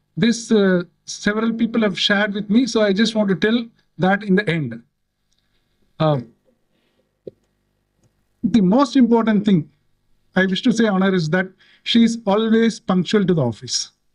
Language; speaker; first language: English; non-native, local second language; Tamil